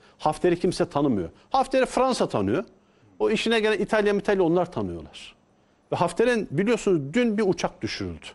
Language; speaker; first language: Turkish; native; Turkish